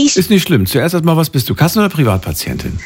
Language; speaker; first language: German; native; German